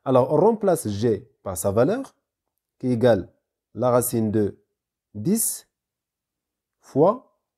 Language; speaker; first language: French; non-native, local second language; Arabic